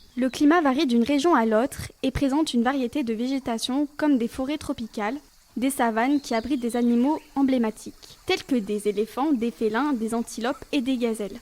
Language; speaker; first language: French; native; French